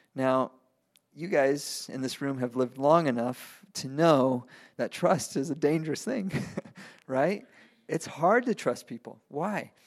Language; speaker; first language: English; non-native, fluent; Spanish